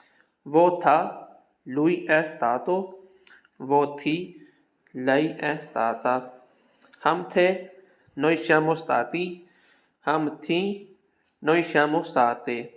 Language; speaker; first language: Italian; non-native, fluent; Urdu